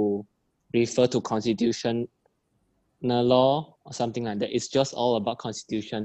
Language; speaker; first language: English; non-native, local second language; Chinese